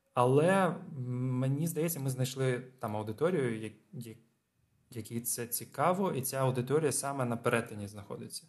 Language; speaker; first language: Ukrainian; non-native, local second language; Russian